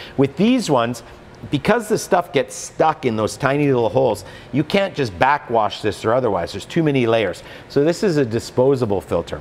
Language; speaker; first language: English; native; English